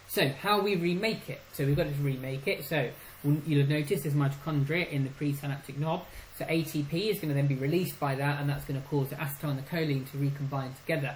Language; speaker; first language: English; native; English